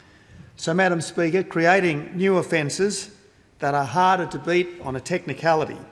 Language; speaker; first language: English; native; English